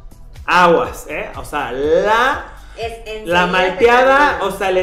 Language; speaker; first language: Spanish; native; Spanish